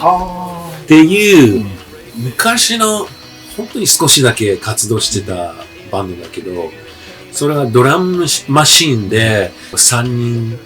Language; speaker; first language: Japanese; non-native, fluent; English